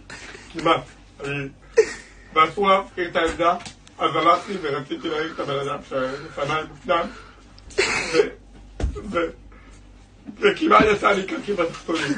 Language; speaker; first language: Hebrew; native; Hebrew